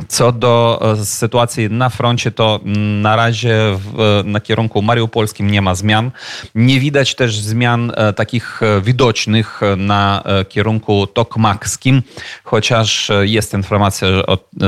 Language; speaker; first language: Polish; non-native, fluent; Ukrainian